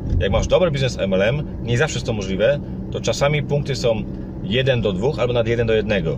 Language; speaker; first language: Polish; native; Polish